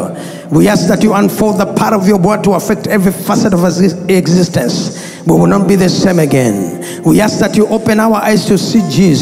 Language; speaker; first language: English; non-native, local second language; Ganda